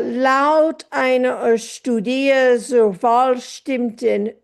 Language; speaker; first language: German; non-native, fluent; English